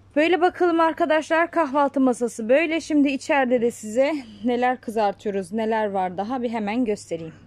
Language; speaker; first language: Turkish; early bilingual, heritage; Turkish